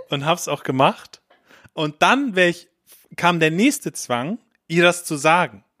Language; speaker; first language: German; native; German